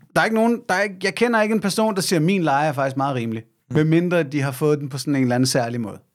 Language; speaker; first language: Danish; native; Danish